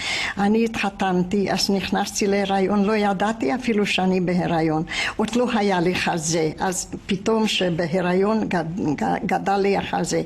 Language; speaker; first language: Hebrew; non-native, fluent; Hungarian